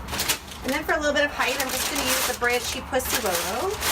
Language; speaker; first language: English; native; English